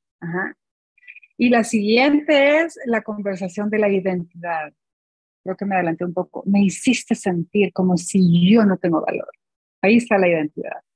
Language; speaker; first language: Spanish; native; Spanish